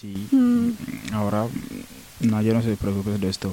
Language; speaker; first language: Spanish; non-native, learner; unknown